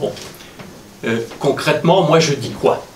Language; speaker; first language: French; native; French